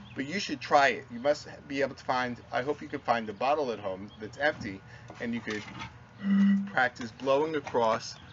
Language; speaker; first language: English; native; English